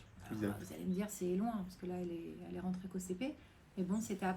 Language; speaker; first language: French; native; French